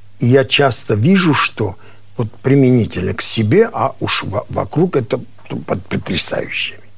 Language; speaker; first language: Russian; non-native, local second language; Armenian